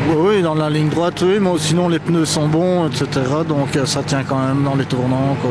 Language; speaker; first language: French; native; French